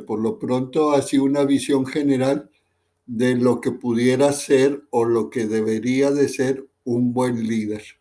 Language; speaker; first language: Spanish; native; Spanish